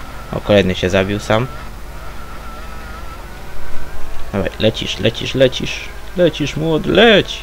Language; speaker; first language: Polish; native; Polish